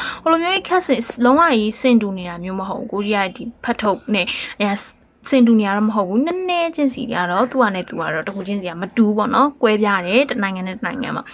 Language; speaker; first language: Korean; non-native, learner; Burmese